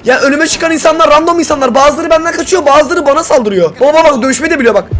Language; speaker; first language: Turkish; native; Turkish